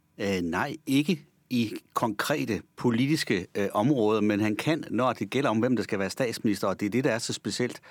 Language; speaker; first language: Danish; native; Danish